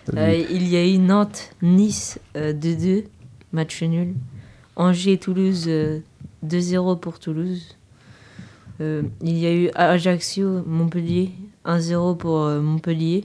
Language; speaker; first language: French; native; French